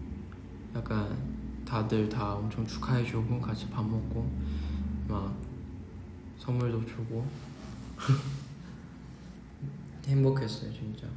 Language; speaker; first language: Korean; non-native, fluent; Chinese